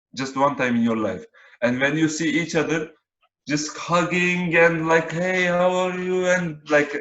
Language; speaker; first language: English; non-native, learner; Turkish